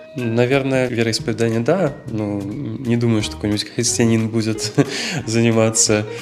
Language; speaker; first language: Russian; native; Russian